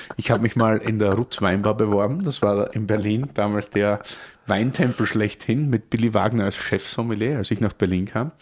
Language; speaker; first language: German; native; German